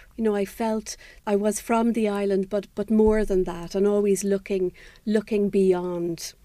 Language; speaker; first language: English; native; English